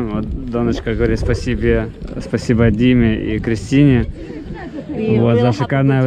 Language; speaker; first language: Russian; native; Russian